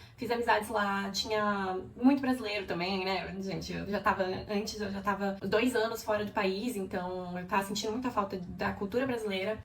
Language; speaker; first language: Portuguese; native; Portuguese